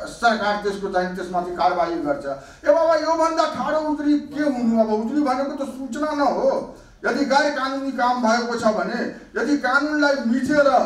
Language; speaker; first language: Nepali; non-native, local second language; Maithili